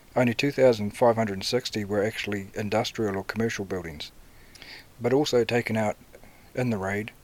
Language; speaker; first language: English; native; English